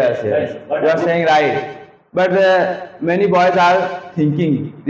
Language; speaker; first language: English; non-native, learner; Hindi